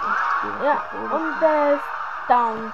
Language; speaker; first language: German; early bilingual, other home language; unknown